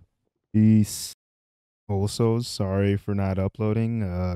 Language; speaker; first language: English; native; English